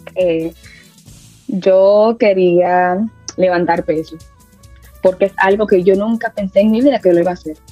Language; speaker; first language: Spanish; early bilingual, heritage; Spanish